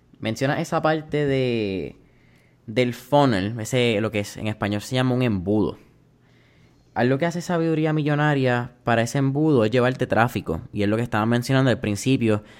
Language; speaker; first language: Spanish; native; Spanish